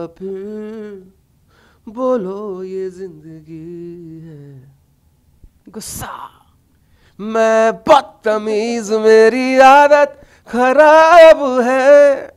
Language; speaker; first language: Hindi; native; Hindi